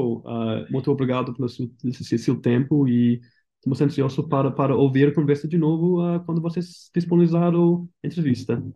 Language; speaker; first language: Portuguese; non-native, learner; English